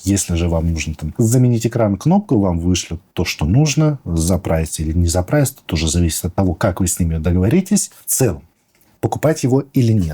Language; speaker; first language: Russian; native; Russian